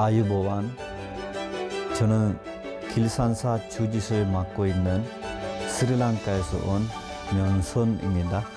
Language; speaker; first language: Korean; non-native, fluent; Sinhala